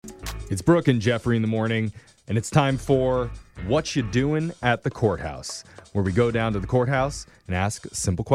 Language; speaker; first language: English; native; English